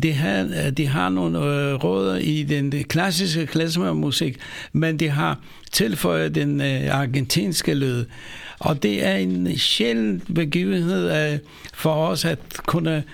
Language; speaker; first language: Danish; non-native, fluent; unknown